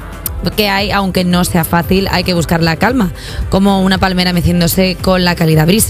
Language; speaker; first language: Spanish; native; Spanish